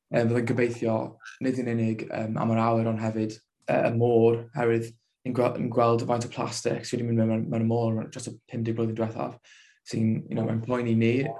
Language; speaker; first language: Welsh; non-native, local second language; English